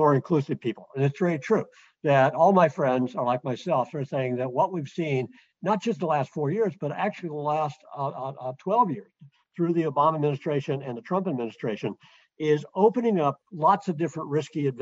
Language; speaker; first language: English; native; English